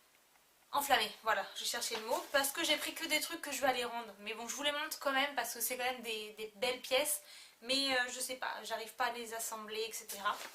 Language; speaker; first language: French; native; French